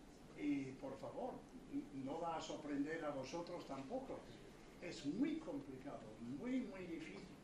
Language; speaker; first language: Spanish; non-native, fluent; English